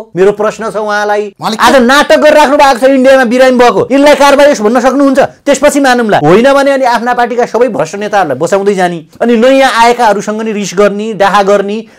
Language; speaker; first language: Nepali; native; Nepali